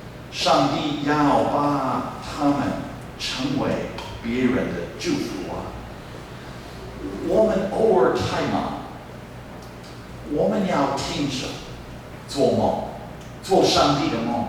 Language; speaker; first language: Chinese; non-native, fluent; English